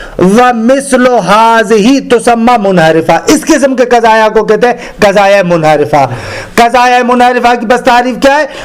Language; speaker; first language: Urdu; non-native, local second language; Sindhi